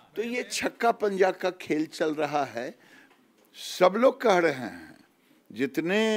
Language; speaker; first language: Hindi; native; Hindi